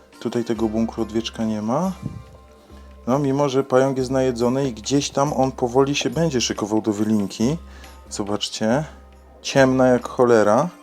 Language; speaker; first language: Polish; native; Polish